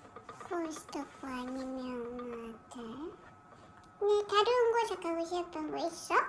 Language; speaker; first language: Korean; non-native, fluent; Japanese